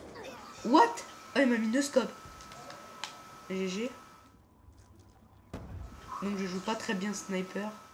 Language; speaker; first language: French; native; French